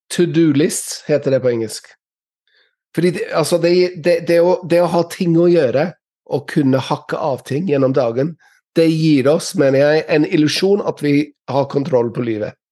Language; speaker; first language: Norwegian; non-native, fluent; English